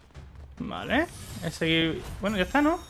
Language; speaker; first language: Spanish; native; Spanish